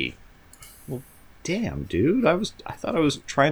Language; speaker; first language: English; native; English